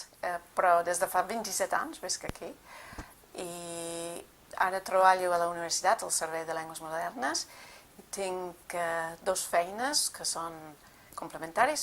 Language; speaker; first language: Catalan; non-native, fluent; English